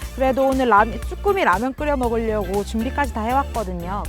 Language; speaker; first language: Korean; native; Korean